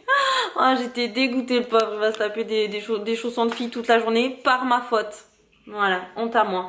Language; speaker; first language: French; native; French